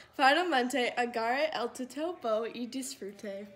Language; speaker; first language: Spanish; non-native, learner; English